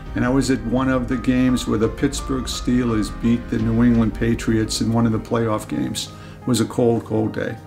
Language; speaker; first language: English; native; English